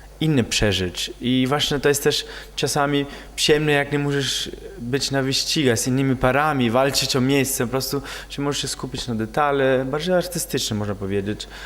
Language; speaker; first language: Polish; non-native, fluent; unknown